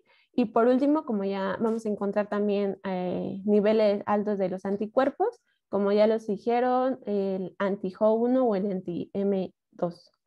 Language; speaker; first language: Spanish; native; Spanish